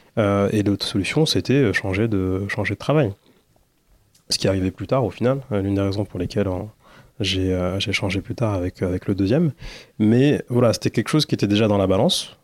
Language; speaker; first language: French; early bilingual, other home language; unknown